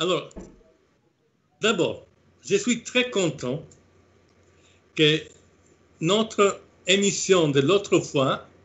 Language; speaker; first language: French; non-native, fluent; Italian